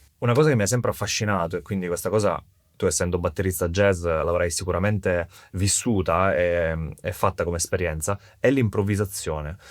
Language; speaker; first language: Italian; native; Italian